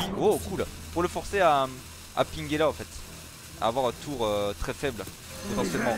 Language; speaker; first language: French; native; French